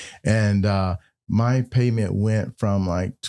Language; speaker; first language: English; native; English